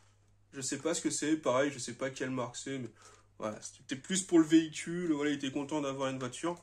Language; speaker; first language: French; native; French